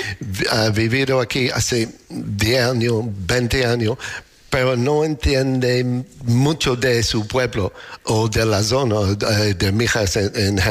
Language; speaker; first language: Spanish; non-native, learner; English